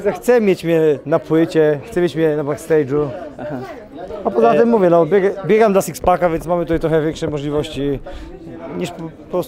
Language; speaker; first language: Polish; native; Polish